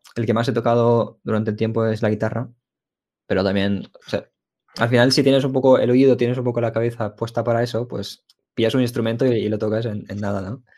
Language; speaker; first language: Spanish; early bilingual, other home language; Ukrainian